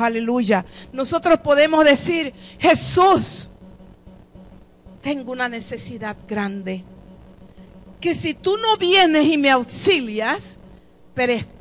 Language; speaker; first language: Spanish; native; Spanish